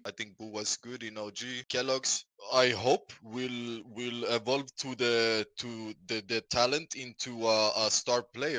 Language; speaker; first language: English; non-native, fluent; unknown